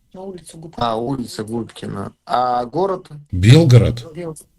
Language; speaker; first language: Russian; native; Russian